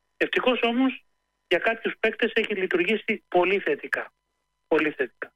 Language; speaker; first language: Greek; native; Greek